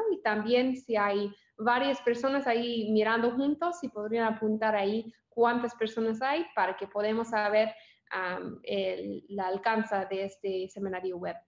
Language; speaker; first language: Spanish; non-native, fluent; English